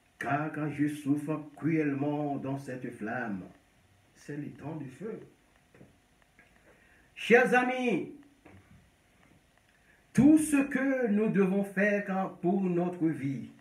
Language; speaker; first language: French; non-native, local second language; Haitian Creole